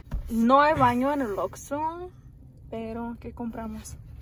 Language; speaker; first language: Spanish; early bilingual, heritage; Spanish